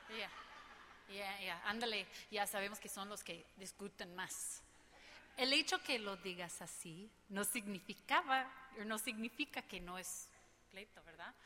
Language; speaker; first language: Spanish; non-native, fluent; English